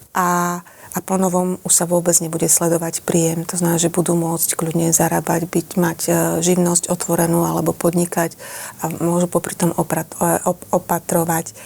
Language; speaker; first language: Slovak; native; Slovak